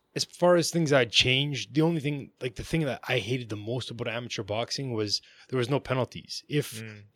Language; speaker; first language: English; native; English